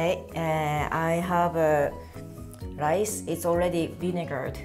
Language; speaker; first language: English; non-native, learner; Japanese